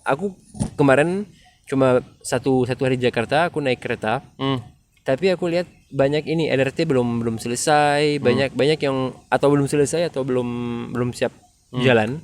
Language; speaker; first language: Indonesian; non-native, fluent; French